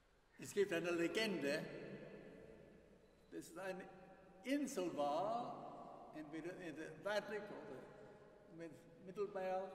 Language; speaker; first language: German; non-native, fluent; English